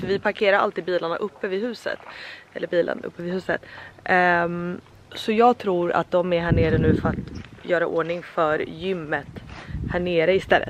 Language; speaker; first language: Swedish; native; Swedish